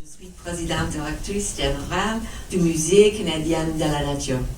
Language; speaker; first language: French; non-native, learner; English